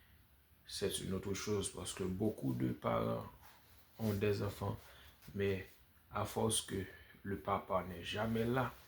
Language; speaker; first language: French; non-native, local second language; Haitian Creole